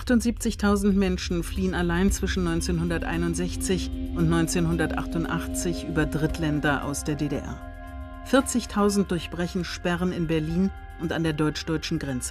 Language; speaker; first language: German; native; German